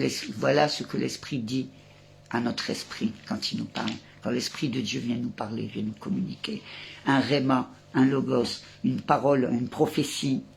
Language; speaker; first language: French; native; French